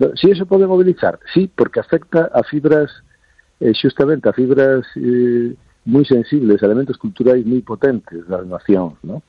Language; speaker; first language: Galician; non-native, local second language; Spanish